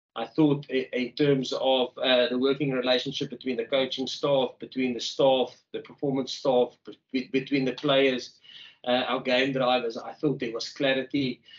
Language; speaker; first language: English; non-native, local second language; Afrikaans